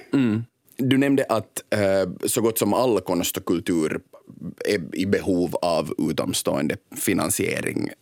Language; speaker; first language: Swedish; native; Swedish